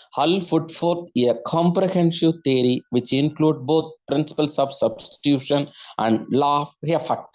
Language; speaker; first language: English; non-native, local second language; Tamil